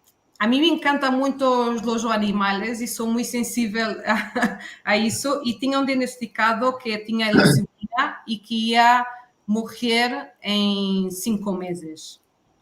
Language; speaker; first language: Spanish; non-native, learner; Portuguese